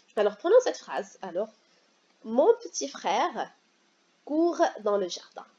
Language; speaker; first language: French; non-native, local second language; Arabic